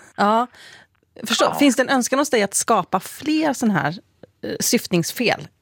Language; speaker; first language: Swedish; native; Swedish